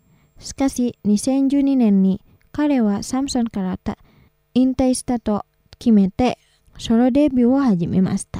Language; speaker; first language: Japanese; non-native, fluent; Indonesian